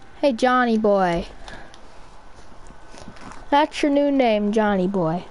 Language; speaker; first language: English; native; English